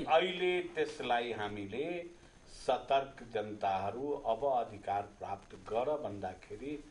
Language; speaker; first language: Nepali; non-native, local second language; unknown